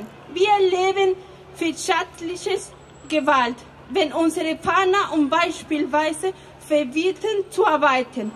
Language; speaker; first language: German; non-native, fluent; Spanish